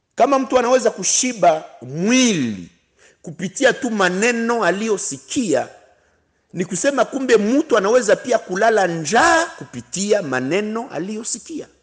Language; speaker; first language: Swahili; non-native, local second language; Kinyarwanda